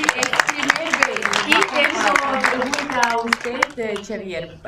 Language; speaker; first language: Spanish; non-native, learner; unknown